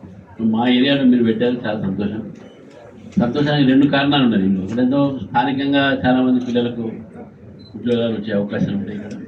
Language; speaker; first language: Telugu; native; Telugu